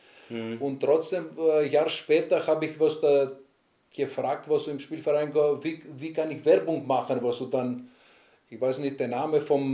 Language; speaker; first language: German; non-native, learner; Greek